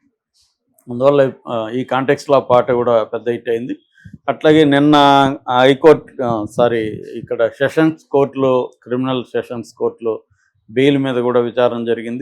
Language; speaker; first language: Telugu; native; Telugu